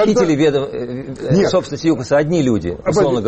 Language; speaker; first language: Russian; native; Russian